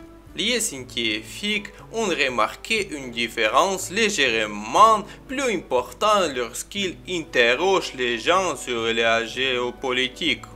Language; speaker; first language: French; non-native, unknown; Ukrainian